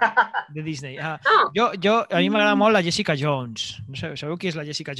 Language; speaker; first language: Catalan; native; Catalan